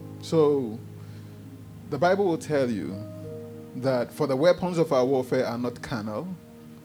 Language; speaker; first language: English; non-native, local second language; Akan